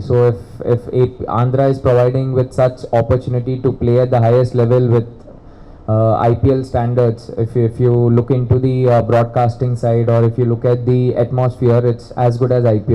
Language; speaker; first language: English; non-native, local second language; Telugu